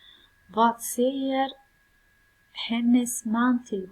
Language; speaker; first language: Swedish; non-native, fluent; Persian